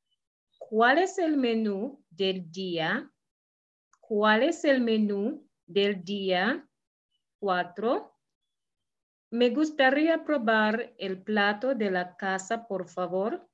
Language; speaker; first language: Spanish; non-native, fluent; English